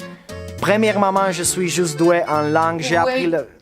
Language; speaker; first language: French; non-native, learner; English